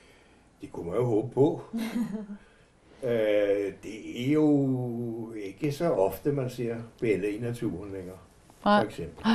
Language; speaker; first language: Danish; native; Danish